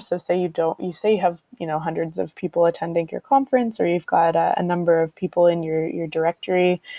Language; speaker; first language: English; native; English